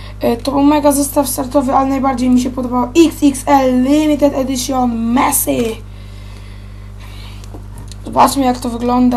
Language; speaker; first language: Polish; native; Polish